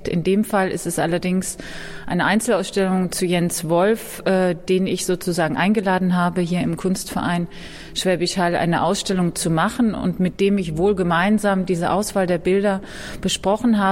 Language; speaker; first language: German; native; German